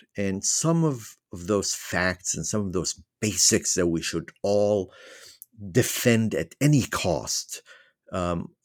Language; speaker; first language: English; non-native, fluent; Arabic